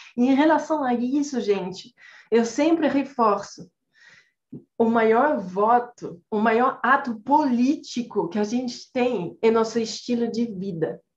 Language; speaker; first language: Portuguese; non-native, fluent; French